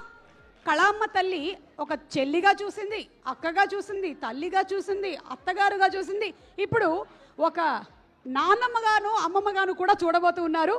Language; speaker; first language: Telugu; native; Telugu